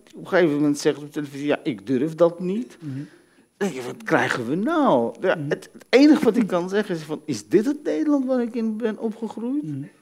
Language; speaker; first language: Dutch; early bilingual, other home language; Arabic